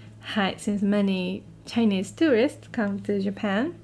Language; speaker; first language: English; non-native, fluent; Japanese